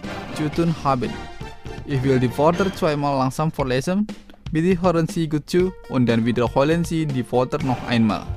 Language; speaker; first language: German; non-native, fluent; Indonesian